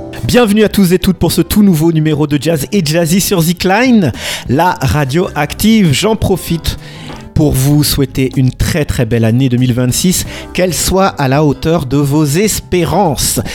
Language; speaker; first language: French; native; French